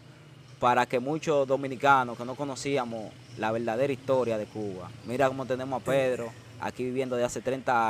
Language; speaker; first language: Spanish; native; Spanish